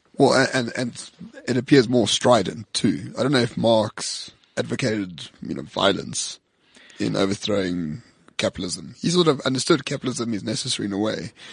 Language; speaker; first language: English; native; English